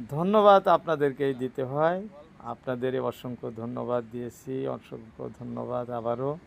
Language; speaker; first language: Bangla; native; Bangla